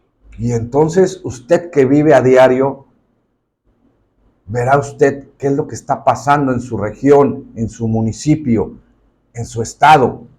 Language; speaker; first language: Spanish; native; Spanish